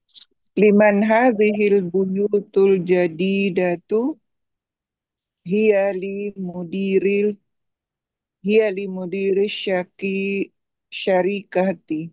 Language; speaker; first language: Arabic; non-native, learner; Indonesian